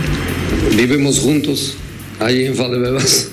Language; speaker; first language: Spanish; non-native, fluent; Portuguese